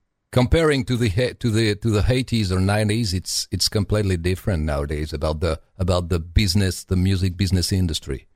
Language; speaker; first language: English; non-native, fluent; French